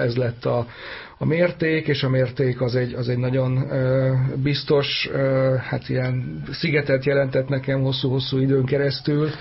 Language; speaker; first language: Hungarian; native; Hungarian